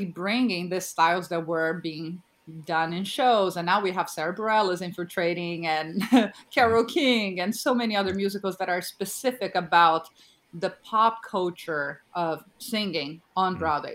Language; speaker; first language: English; non-native, fluent; Portuguese